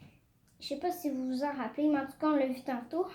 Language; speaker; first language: French; native; French